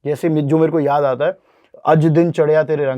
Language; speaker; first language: Hindi; native; Hindi